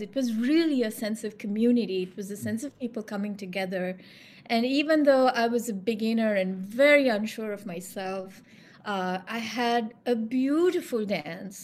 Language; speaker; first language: English; non-native, local second language; Sinhala